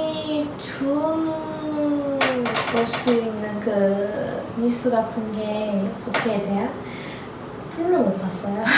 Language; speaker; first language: Korean; non-native, learner; Turkish